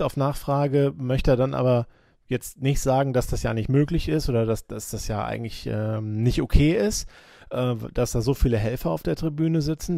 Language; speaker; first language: German; native; German